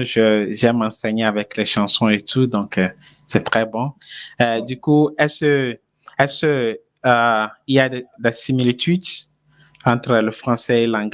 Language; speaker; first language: French; non-native, fluent; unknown